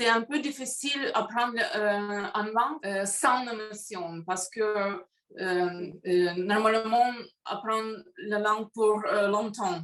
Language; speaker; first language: French; non-native, learner; Russian